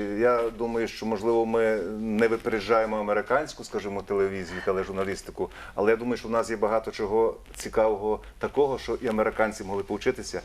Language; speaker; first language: Ukrainian; native; Ukrainian